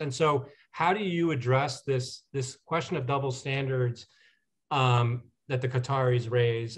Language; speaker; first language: English; non-native, fluent; Spanish